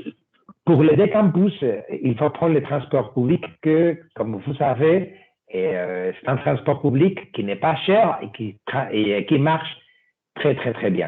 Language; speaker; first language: French; non-native, fluent; Spanish